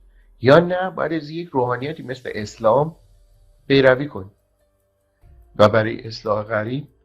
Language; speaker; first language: Persian; native; Persian